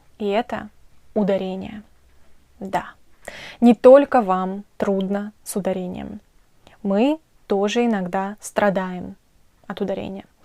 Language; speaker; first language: Russian; native; Russian